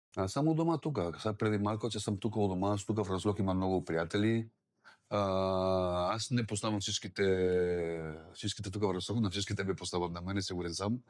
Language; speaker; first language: Bulgarian; non-native, learner; Spanish